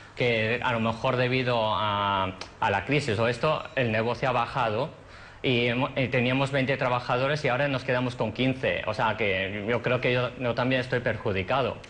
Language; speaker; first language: Spanish; non-native, fluent; Chinese